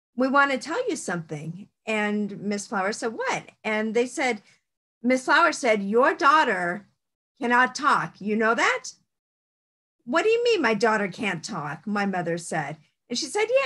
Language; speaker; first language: English; native; English